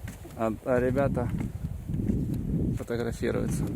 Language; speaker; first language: Russian; native; Russian